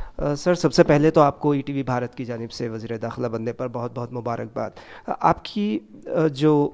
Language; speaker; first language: Urdu; native; Urdu